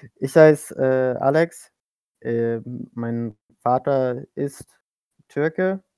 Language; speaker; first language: German; native; German